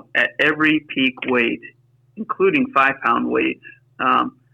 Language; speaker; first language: English; native; English